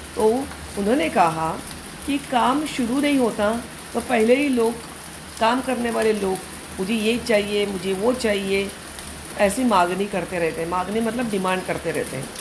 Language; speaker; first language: Hindi; non-native, local second language; Marathi